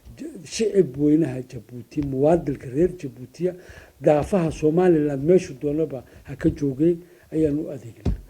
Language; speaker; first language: Somali; native; Somali